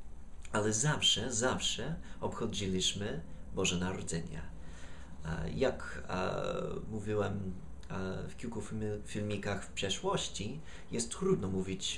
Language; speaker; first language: Polish; non-native, fluent; English